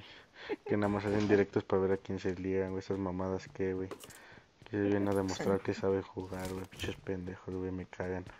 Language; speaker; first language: Spanish; native; Spanish